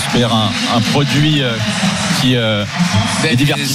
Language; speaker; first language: French; native; French